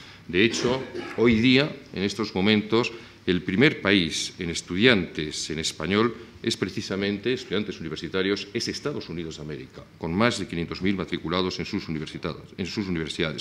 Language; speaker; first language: Spanish; native; Spanish